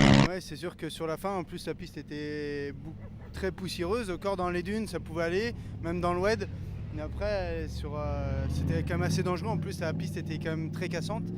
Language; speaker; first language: French; native; French